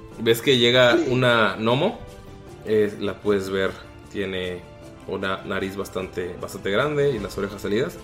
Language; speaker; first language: Spanish; native; Spanish